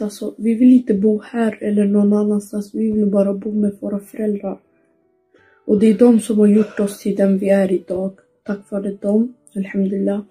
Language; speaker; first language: Swedish; early bilingual, other home language; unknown